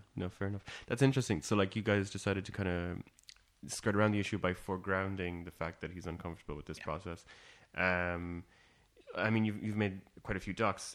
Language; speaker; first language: English; native; English